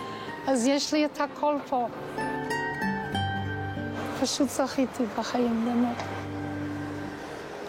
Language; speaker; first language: Hebrew; non-native, fluent; English